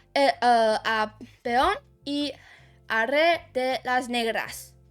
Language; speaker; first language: Spanish; non-native, learner; Chinese